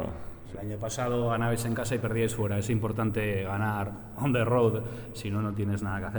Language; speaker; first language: Spanish; native; Spanish